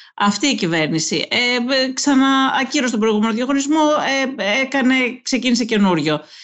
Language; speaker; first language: Greek; native; Greek